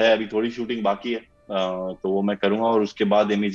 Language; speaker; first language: Hindi; native; Hindi